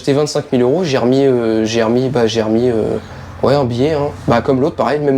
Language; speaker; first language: French; native; French